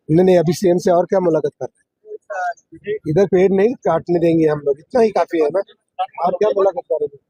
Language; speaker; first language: Hindi; non-native, local second language; Marathi